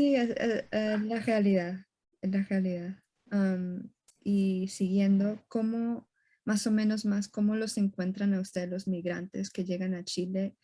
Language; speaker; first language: Spanish; early bilingual, heritage; Spanish